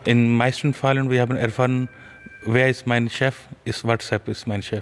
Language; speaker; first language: German; non-native, learner; Urdu